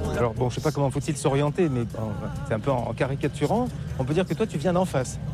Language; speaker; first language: French; native; French